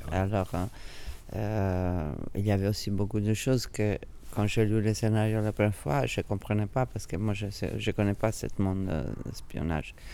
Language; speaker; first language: French; non-native, fluent; Italian